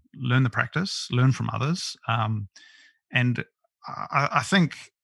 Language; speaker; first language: English; native; English